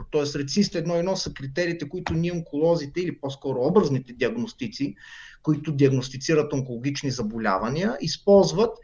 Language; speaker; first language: Bulgarian; early bilingual, other home language; Hebrew